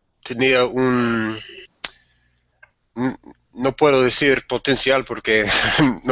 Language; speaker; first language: Spanish; non-native, learner; English